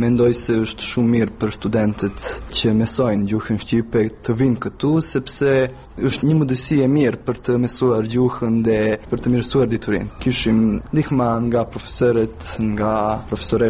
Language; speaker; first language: Albanian; non-native, fluent; Serbian